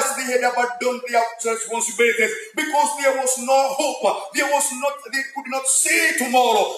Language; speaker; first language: English; non-native, local second language; Swahili